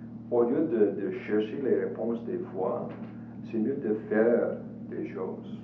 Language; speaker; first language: French; non-native, fluent; English